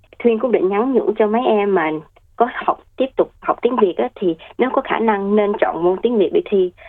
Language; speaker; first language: Vietnamese; early bilingual, heritage; Vietnamese